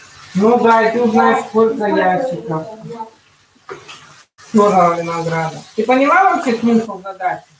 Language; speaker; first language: Russian; native; Russian